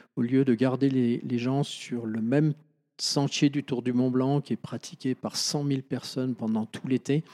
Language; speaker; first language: French; native; French